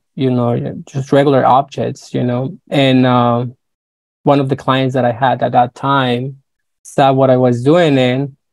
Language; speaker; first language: English; non-native, fluent; Spanish